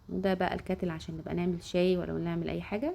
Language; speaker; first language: Arabic; native; Arabic